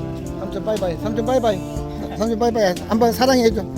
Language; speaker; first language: Korean; native; Korean